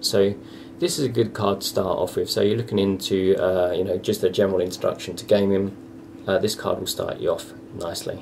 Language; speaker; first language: English; native; English